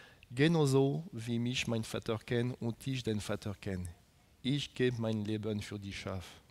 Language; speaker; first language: German; non-native, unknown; French